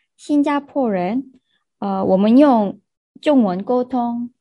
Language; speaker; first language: Chinese; non-native, learner; Korean